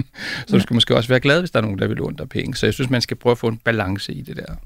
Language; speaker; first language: Danish; native; Danish